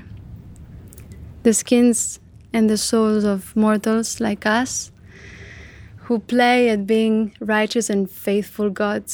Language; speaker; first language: English; non-native, fluent; Catalan